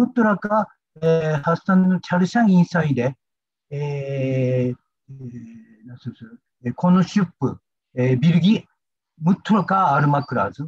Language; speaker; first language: Turkish; non-native, learner; Japanese